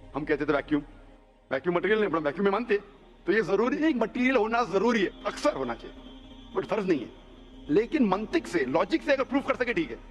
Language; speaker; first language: Hindi; non-native, local second language; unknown